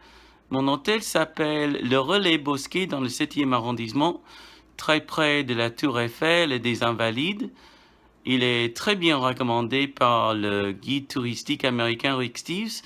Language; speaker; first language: French; non-native, learner; English